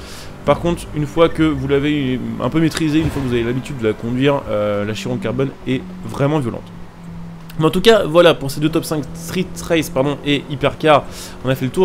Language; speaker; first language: French; native; French